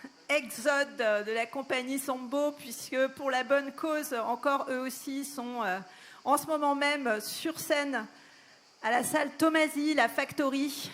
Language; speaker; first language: French; native; French